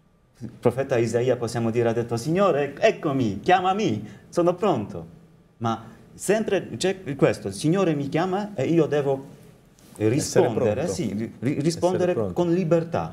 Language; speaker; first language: Italian; non-native, learner; Polish